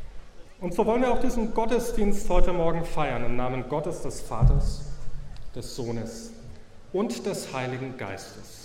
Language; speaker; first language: German; native; German